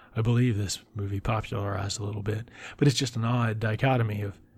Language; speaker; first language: English; native; English